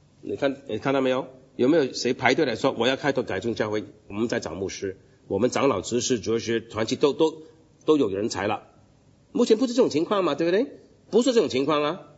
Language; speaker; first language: Chinese; non-native, local second language; Cantonese